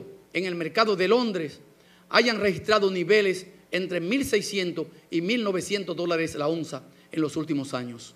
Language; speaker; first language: Spanish; native; Spanish